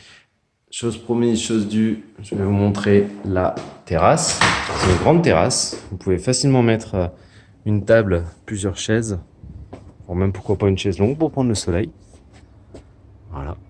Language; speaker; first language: French; native; French